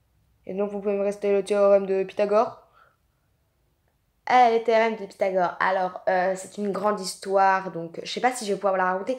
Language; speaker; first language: French; native; French